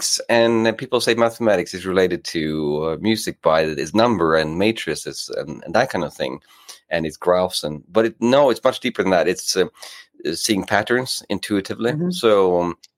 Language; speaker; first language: English; non-native, fluent; Norwegian